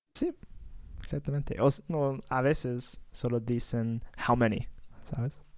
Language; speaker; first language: Spanish; non-native, fluent; English